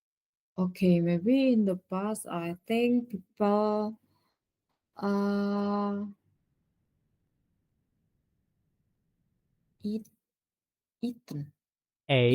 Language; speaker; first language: English; non-native, learner; Indonesian